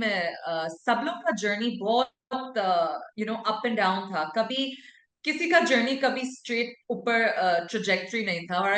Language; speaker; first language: Hindi; non-native, local second language; English